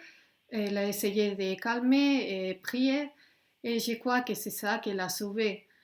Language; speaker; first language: French; non-native, fluent; Spanish